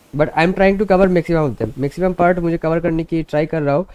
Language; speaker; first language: Hindi; non-native, local second language; Bangla